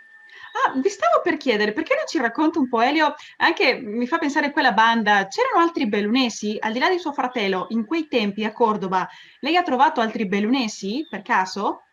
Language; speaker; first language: Italian; early bilingual, heritage; Spanish